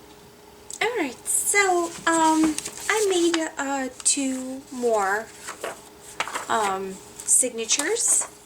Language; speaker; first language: English; non-native, fluent; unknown